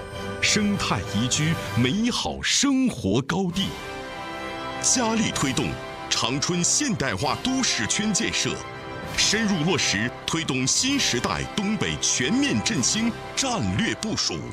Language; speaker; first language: Chinese; native; Chinese